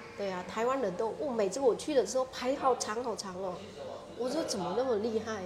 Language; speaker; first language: Chinese; non-native, fluent; Vietnamese